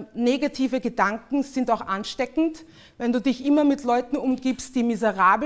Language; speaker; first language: German; early bilingual, other home language; English